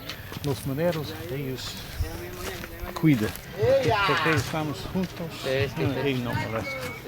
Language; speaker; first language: Spanish; non-native, learner; English